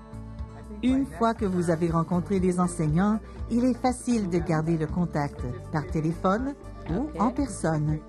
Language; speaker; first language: French; native; French